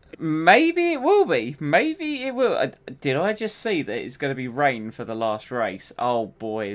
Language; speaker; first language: English; native; English